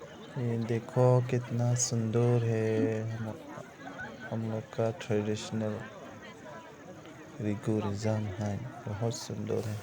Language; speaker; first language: Hindi; non-native, local second language; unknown